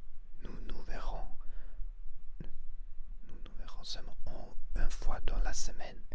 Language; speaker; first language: French; non-native, learner; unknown